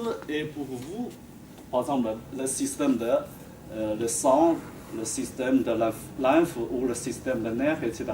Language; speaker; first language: French; non-native, fluent; Chinese